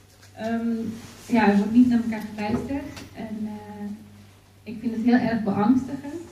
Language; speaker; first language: Dutch; early bilingual, other home language; Arabic